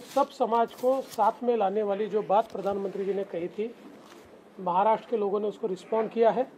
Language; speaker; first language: Hindi; non-native, local second language; Marathi